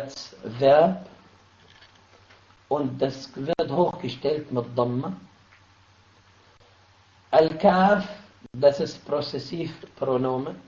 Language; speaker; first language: German; non-native, fluent; Arabic